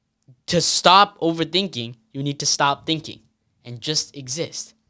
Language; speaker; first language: English; native; English